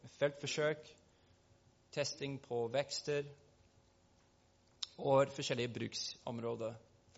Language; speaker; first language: Norwegian; non-native, fluent; English